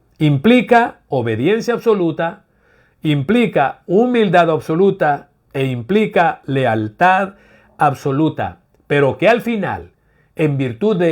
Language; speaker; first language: Spanish; native; Spanish